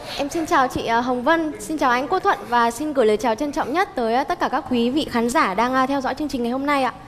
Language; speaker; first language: Vietnamese; native; Vietnamese